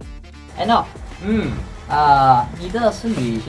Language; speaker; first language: Chinese; non-native, learner; Malay